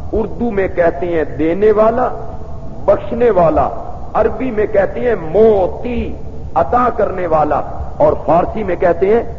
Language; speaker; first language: Urdu; non-native, local second language; Punjabi